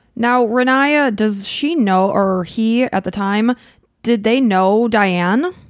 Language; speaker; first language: English; native; English